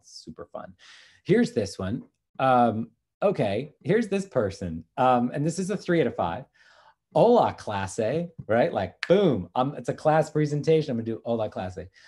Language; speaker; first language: English; native; English